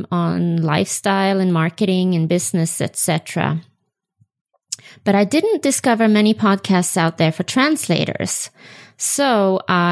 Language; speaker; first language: English; non-native, fluent; Swedish